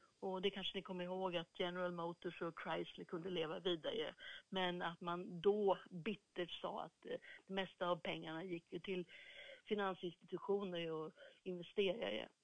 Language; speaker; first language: Swedish; native; Swedish